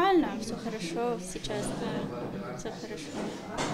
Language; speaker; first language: Russian; non-native, learner; Adyghe